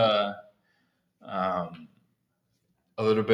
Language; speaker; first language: English; non-native, fluent; Portuguese